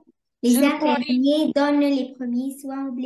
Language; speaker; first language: French; non-native, learner; Arabic